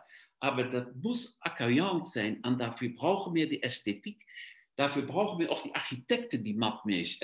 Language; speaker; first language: German; non-native, fluent; Luxembourgish